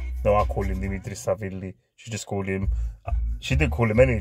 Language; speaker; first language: English; early bilingual, other home language; Greek